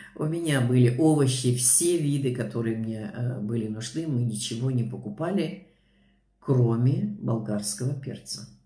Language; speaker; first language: Russian; native; Russian